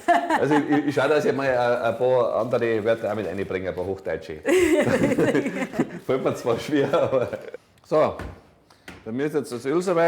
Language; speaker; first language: German; native; German